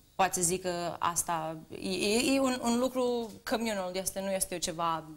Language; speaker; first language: Romanian; early bilingual, heritage; Romanian